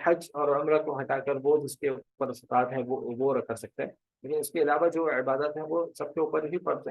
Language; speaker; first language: Urdu; native; Urdu